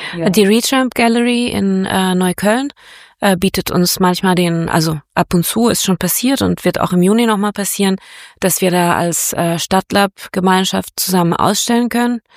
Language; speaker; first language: German; non-native, fluent; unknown